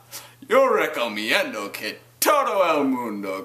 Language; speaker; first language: Spanish; non-native, learner; English